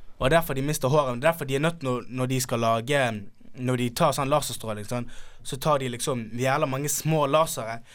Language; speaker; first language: Norwegian; early bilingual, other home language; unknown